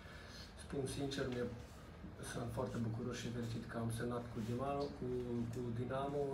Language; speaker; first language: Romanian; non-native, learner; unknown